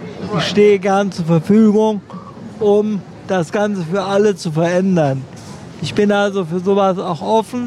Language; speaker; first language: German; native; German